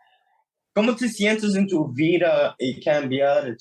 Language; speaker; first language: Spanish; non-native, learner; English